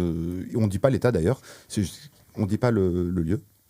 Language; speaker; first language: French; native; French